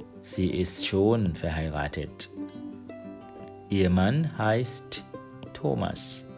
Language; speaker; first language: German; non-native, fluent; Thai